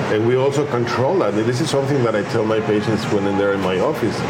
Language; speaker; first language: English; non-native, fluent; Spanish